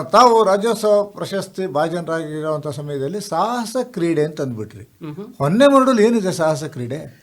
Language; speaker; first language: Kannada; native; Kannada